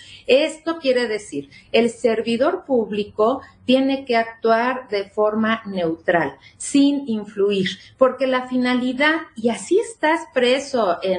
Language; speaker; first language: Spanish; native; Spanish